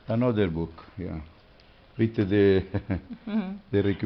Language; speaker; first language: English; non-native, learner; French